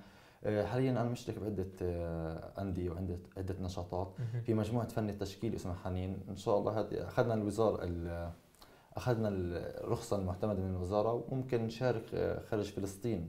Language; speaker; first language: Arabic; native; Arabic